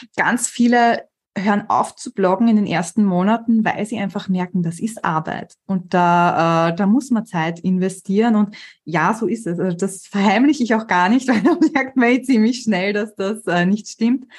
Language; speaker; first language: German; native; German